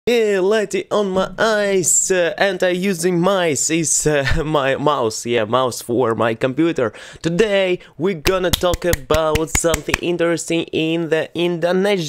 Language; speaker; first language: English; non-native, learner; Russian